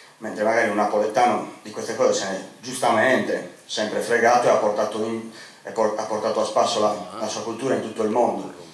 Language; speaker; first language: Italian; native; Italian